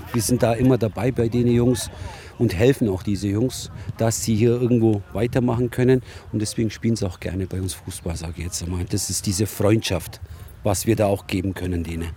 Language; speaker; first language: German; native; German